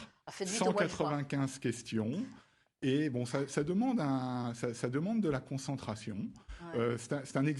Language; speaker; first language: French; native; French